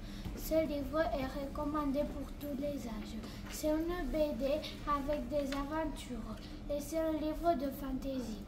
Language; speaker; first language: French; non-native, learner; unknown